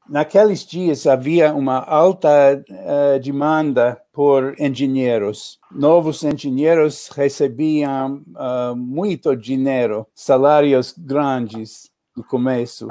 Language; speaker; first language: Portuguese; non-native, learner; English